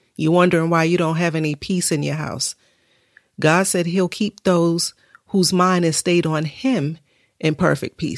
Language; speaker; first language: English; native; English